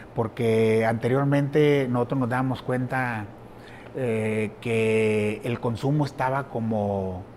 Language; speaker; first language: Spanish; native; Spanish